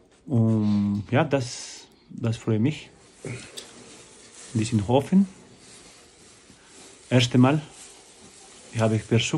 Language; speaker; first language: German; non-native, learner; Spanish